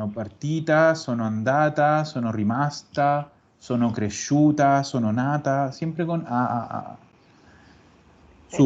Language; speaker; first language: Italian; non-native, fluent; Spanish